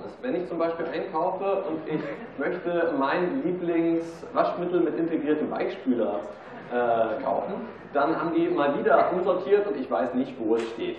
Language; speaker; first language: German; native; German